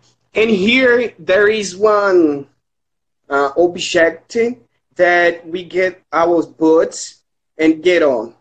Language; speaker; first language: English; non-native, learner; Portuguese